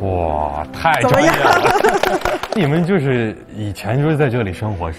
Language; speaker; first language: Chinese; non-native, fluent; Arabic